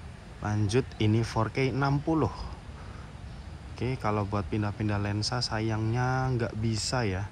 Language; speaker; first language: Indonesian; native; Indonesian